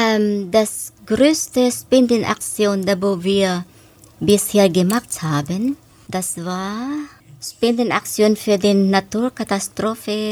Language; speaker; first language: German; non-native, fluent; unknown